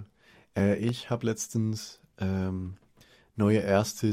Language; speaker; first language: German; non-native, fluent; Spanish